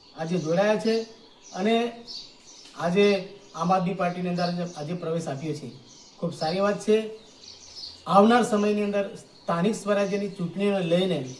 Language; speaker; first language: Gujarati; native; Gujarati